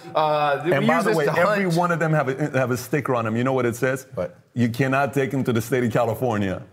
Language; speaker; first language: English; early bilingual, other home language; Persian